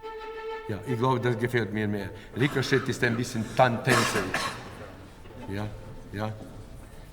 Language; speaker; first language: German; non-native, fluent; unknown